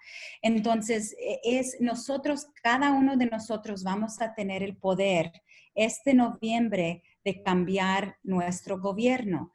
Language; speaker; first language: Spanish; early bilingual, heritage; Spanish